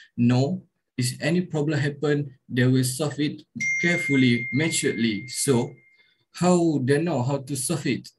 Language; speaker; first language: English; non-native, local second language; Malay